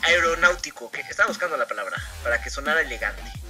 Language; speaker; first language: Spanish; native; Spanish